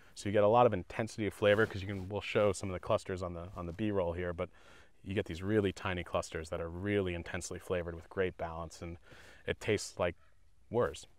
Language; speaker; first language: English; native; English